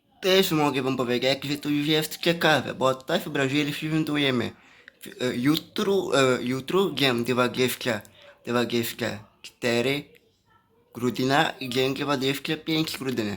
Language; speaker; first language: Polish; non-native, learner; Portuguese